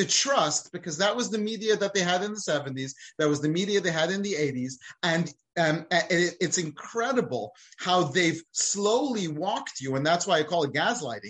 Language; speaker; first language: English; native; English